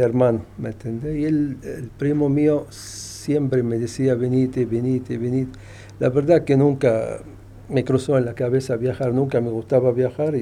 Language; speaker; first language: Spanish; non-native, fluent; Arabic